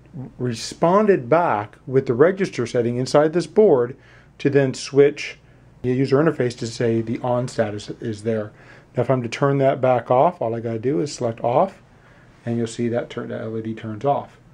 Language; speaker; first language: English; native; English